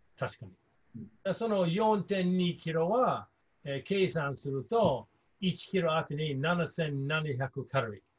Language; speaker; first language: Japanese; non-native, fluent; English